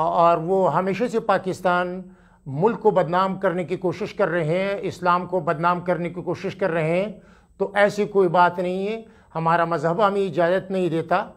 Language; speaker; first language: Urdu; non-native, local second language; Pashto